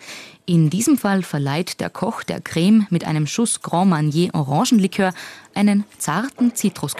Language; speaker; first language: German; native; German